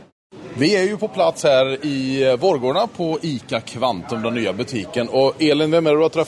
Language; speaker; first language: Swedish; native; Swedish